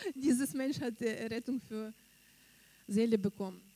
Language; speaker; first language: German; non-native, learner; Russian